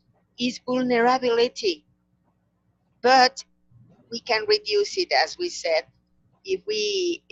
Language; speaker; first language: English; non-native, fluent; Spanish